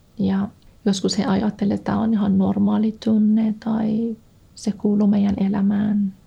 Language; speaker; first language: Finnish; non-native, fluent; Persian